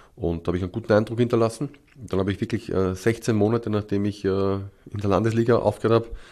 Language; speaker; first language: German; native; German